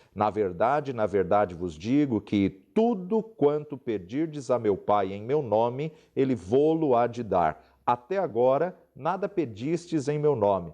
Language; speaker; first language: Portuguese; native; Portuguese